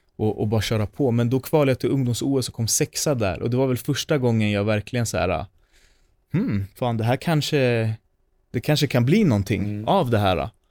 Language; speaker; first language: Swedish; native; Swedish